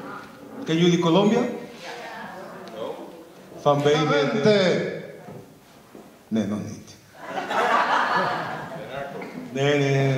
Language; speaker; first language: Dutch; non-native, fluent; Spanish